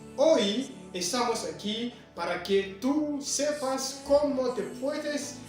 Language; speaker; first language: Spanish; non-native, fluent; French